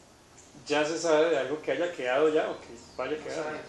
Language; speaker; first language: Spanish; native; Spanish